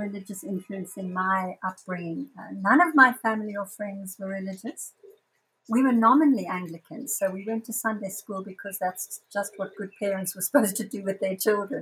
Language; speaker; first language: English; native; English